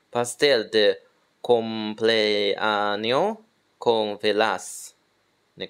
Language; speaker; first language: Spanish; non-native, learner; Chinese